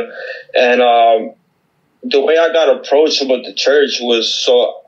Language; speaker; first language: English; native; English